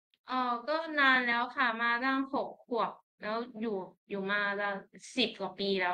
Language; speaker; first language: Thai; early bilingual, heritage; Thai